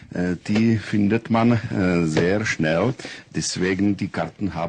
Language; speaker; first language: German; non-native, learner; Czech